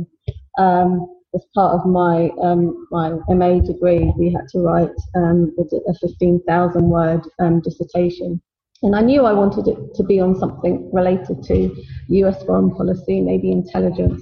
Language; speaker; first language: English; native; English